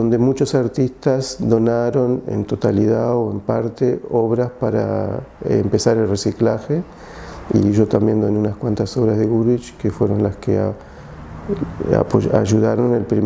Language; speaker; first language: Spanish; native; Spanish